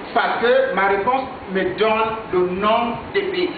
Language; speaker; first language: French; non-native, fluent; Yoruba